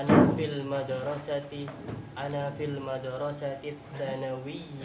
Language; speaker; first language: Arabic; non-native, learner; Indonesian